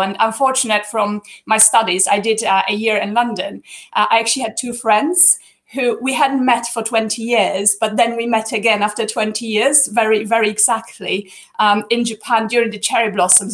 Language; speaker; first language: English; non-native, fluent; Polish